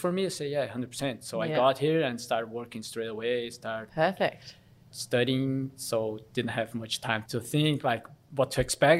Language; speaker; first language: English; non-native, fluent; Korean